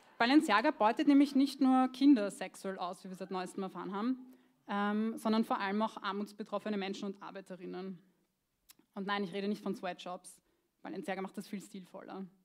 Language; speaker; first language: German; early bilingual, other home language; Croatian